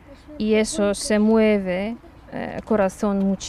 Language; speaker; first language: Spanish; non-native, learner; Ukrainian